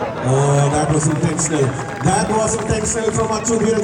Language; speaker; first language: English; non-native, local second language; Malayalam